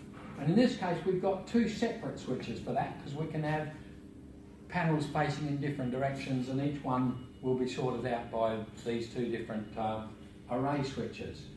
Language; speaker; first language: English; native; English